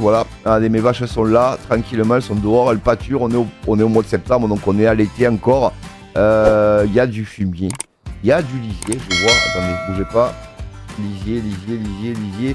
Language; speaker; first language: French; native; French